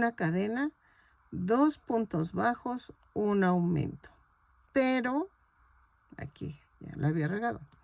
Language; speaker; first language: Spanish; native; Spanish